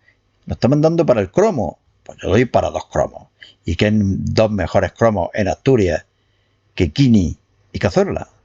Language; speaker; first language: Spanish; native; Spanish